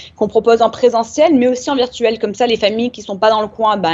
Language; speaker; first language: French; native; French